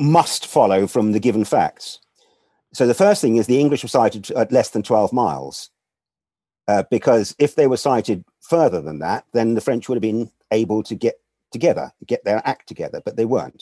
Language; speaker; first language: English; native; English